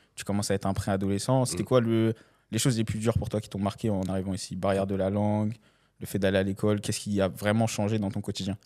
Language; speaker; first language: French; native; French